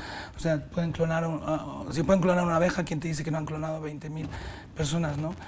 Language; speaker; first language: Spanish; native; Spanish